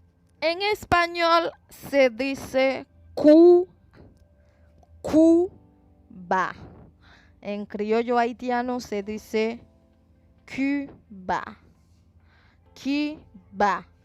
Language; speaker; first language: Spanish; non-native, fluent; Haitian Creole